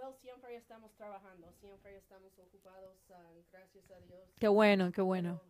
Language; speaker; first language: Spanish; non-native, fluent; English